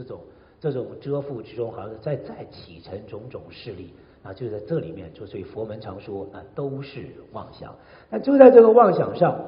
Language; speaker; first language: Chinese; native; Chinese